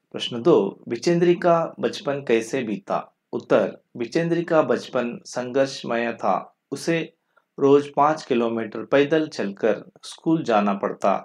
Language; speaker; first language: Hindi; non-native, local second language; Kannada